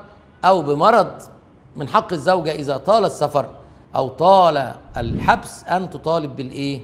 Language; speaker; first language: Arabic; native; Arabic